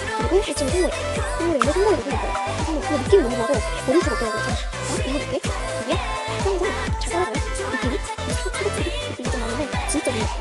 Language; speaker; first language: Korean; native; Korean